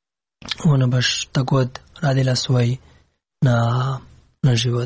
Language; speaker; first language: Serbian; non-native, learner; Pashto